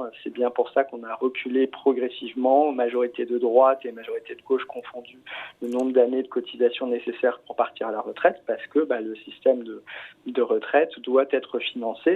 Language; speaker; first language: French; native; French